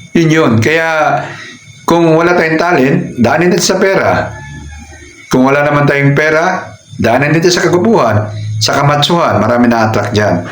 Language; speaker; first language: Filipino; native; Filipino